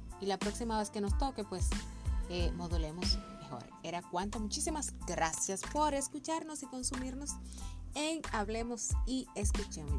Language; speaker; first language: Spanish; native; Spanish